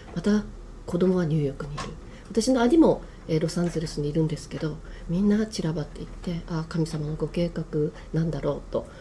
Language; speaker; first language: Japanese; native; Japanese